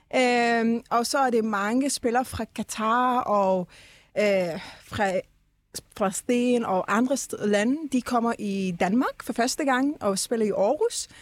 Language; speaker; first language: Danish; early bilingual, other home language; Persian